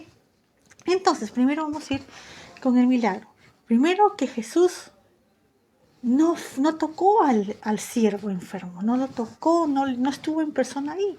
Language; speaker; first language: Spanish; native; Spanish